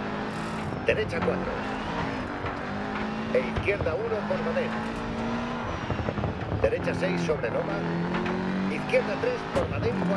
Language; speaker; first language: Spanish; native; Spanish